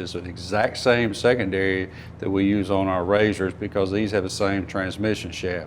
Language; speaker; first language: English; native; English